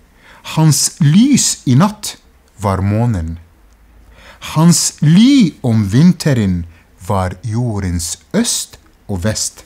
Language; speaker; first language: Norwegian; non-native, fluent; Arabic